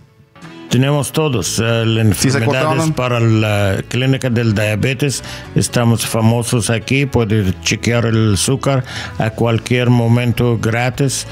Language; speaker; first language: Spanish; non-native, learner; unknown